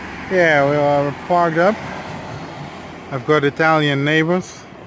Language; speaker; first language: English; non-native, fluent; Dutch